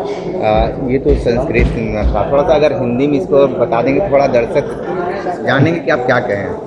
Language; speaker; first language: Hindi; native; Hindi